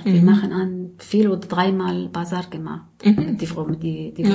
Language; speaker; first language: German; non-native, learner; Arabic